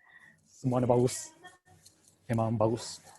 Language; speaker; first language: Indonesian; non-native, learner; Japanese